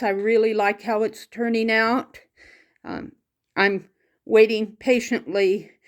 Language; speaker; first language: English; native; English